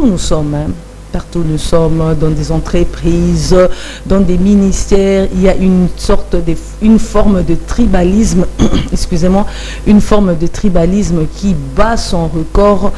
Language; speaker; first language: French; non-native, local second language; Lingala